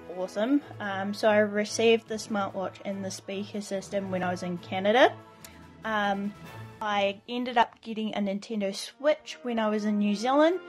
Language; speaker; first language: English; native; English